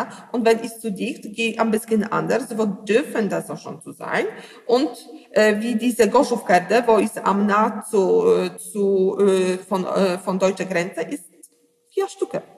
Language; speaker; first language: German; non-native, learner; Polish